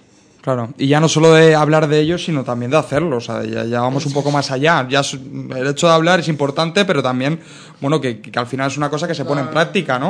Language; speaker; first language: Spanish; native; Spanish